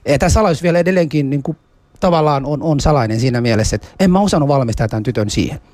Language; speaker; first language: Finnish; early bilingual, other home language; Somali